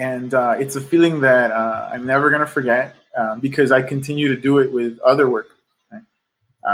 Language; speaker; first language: English; native; English